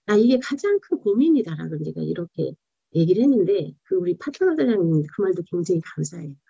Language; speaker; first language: Korean; native; Korean